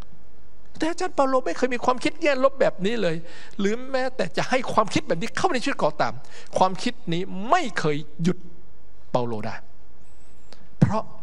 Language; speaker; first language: Thai; native; Thai